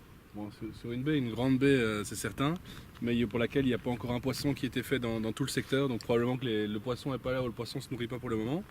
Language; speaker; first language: French; native; French